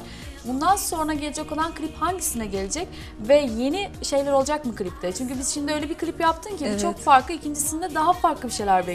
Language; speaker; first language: Turkish; native; Turkish